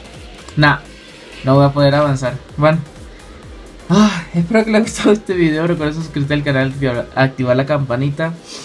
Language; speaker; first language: Spanish; native; Spanish